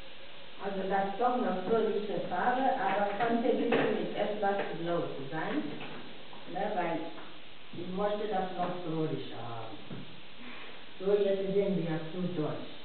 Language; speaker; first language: German; non-native, fluent; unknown